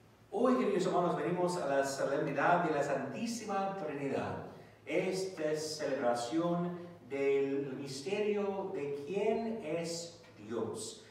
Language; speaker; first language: Spanish; non-native, fluent; English